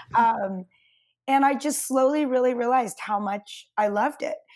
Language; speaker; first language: English; native; English